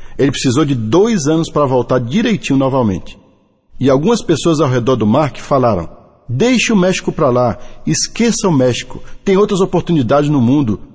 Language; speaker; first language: Portuguese; native; Portuguese